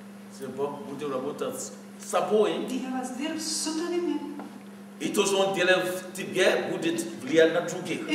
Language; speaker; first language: Russian; non-native, fluent; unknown